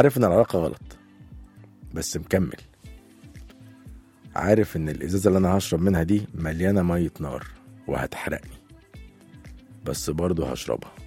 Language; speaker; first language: Arabic; native; Arabic